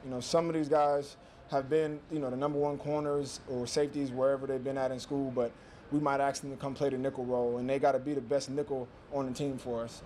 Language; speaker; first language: English; native; English